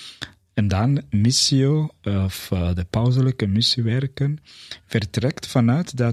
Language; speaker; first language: Dutch; non-native, fluent; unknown